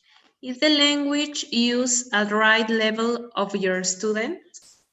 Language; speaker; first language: English; non-native, learner; Spanish